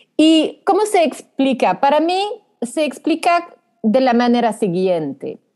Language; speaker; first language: Spanish; non-native, fluent; French